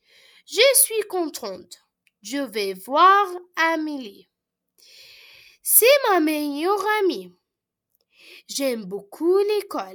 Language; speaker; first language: French; non-native, learner; Arabic